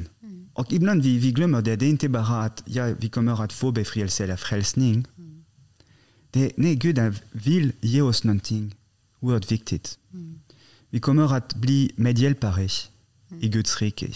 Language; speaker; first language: Swedish; non-native, fluent; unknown